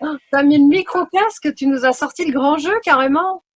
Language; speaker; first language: French; native; French